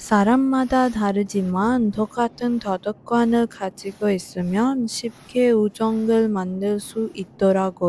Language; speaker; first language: Korean; non-native, fluent; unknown